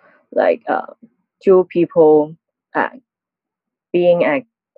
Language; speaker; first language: English; non-native, local second language; Cantonese